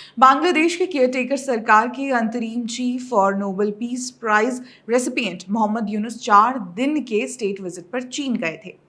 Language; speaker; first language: Hindi; native; Hindi